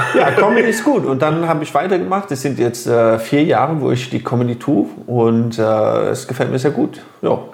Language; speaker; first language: German; non-native, local second language; English